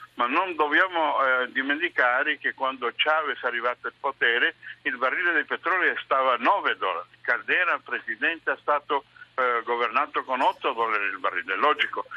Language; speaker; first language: Italian; non-native, learner; Spanish